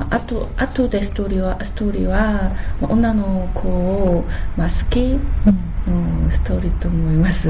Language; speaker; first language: Japanese; non-native, learner; Korean